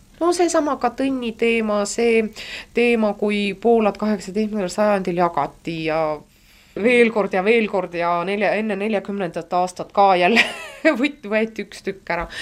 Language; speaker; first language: Estonian; non-native, local second language; Russian